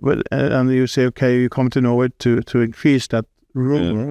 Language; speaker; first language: English; non-native, fluent; Norwegian